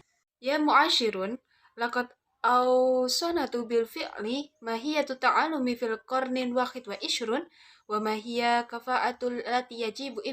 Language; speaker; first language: Arabic; non-native, learner; Indonesian